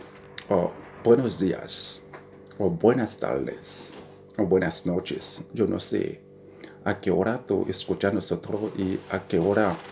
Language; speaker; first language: Spanish; non-native, learner; Haitian Creole